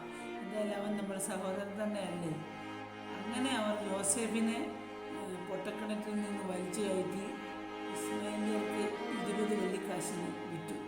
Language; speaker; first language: Malayalam; native; Malayalam